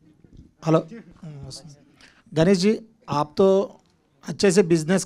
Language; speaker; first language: Hindi; non-native, local second language; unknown